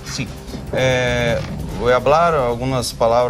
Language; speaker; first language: Spanish; non-native, learner; Portuguese